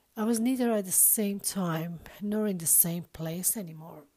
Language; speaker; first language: English; non-native, fluent; Persian